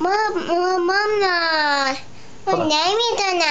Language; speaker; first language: Persian; early bilingual, heritage; Persian